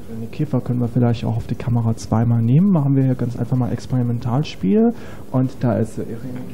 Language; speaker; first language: German; native; German